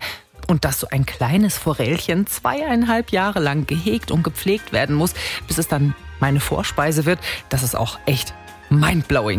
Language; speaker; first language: German; native; German